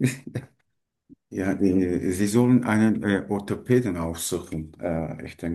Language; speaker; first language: German; non-native, learner; Turkish